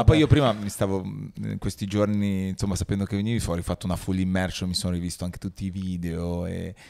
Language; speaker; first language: Italian; native; Italian